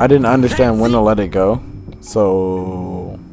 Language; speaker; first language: English; native; English